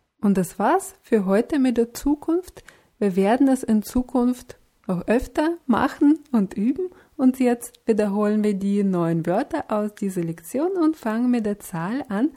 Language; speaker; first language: German; non-native, fluent; Russian